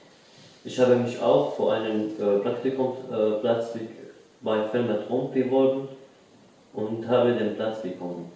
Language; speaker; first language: German; non-native, learner; Arabic